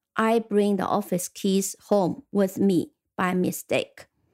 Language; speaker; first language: English; non-native, fluent; Chinese